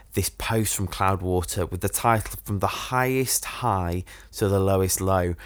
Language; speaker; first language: English; native; English